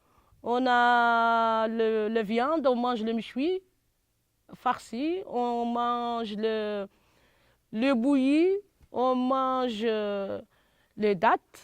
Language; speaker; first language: French; non-native, local second language; Arabic